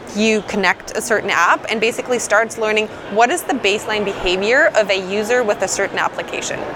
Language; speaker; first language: English; non-native, fluent; German